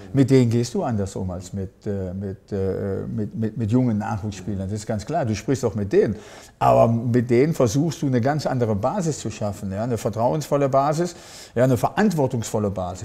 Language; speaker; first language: German; native; German